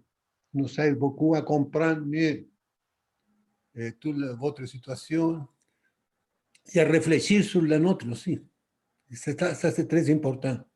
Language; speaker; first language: French; non-native, fluent; Spanish